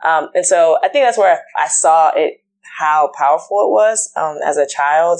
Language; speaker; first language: English; native; English